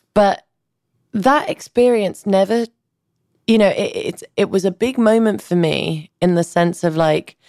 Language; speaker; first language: English; early bilingual, other home language; Albanian